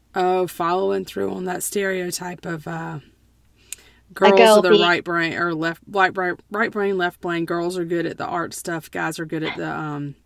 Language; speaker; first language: English; native; English